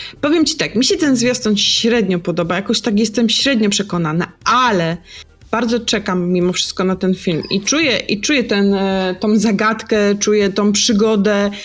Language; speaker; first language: Polish; native; Polish